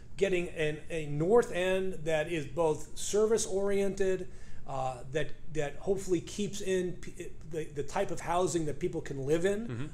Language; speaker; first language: English; native; English